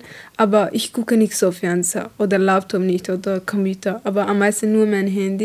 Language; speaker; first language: German; non-native, learner; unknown